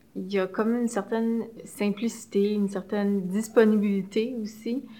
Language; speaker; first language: French; native; French